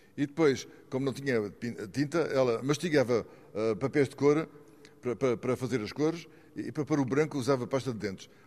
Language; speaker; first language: Portuguese; native; Portuguese